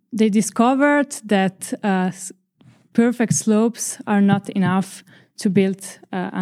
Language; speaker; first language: English; non-native, fluent; Italian